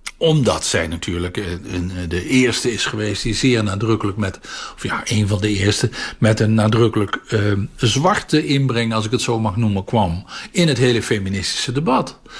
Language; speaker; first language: Dutch; native; Dutch